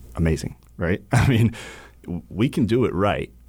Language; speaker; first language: English; native; English